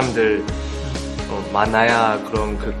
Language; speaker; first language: Korean; non-native, learner; Cantonese